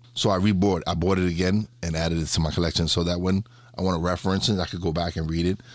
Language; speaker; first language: English; native; English